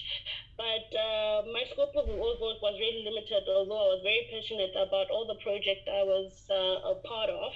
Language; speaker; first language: English; non-native, local second language; Northern Sotho